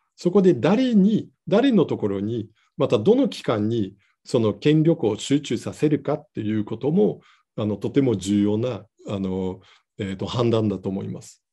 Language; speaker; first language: Japanese; non-native, fluent; Dutch